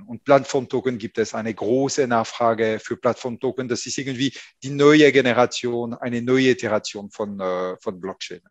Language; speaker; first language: German; non-native, fluent; French